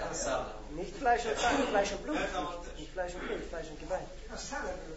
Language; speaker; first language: German; native; German